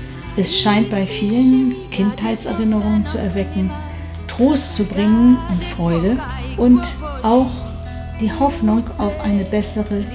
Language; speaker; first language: German; non-native, fluent; Haitian Creole